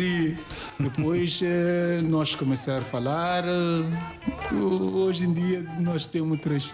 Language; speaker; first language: Portuguese; non-native, learner; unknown